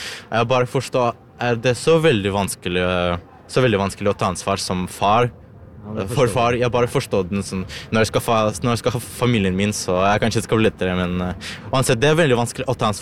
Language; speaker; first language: Norwegian; early bilingual, other home language; Ukrainian